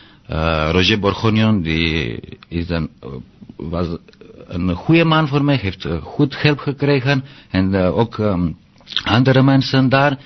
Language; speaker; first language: Dutch; non-native, learner; Romanian